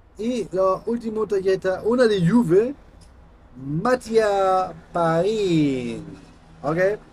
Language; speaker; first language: Spanish; non-native, learner; German